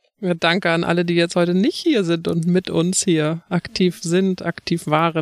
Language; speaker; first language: German; native; German